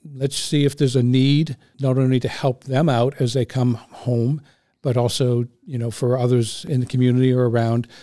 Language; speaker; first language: English; native; English